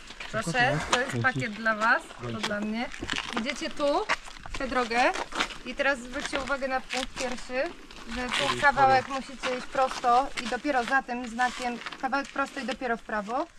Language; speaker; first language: Polish; native; Polish